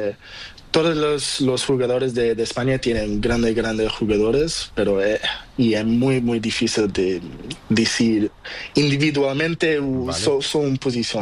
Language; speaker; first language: Spanish; non-native, learner; Portuguese